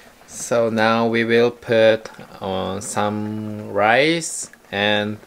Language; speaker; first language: English; non-native, learner; Japanese